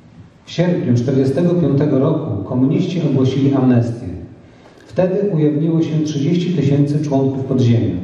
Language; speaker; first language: Polish; native; Polish